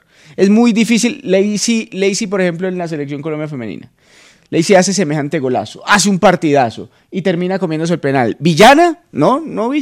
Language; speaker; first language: Spanish; native; Spanish